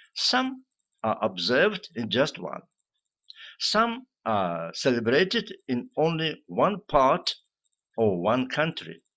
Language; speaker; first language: English; non-native, fluent; Ukrainian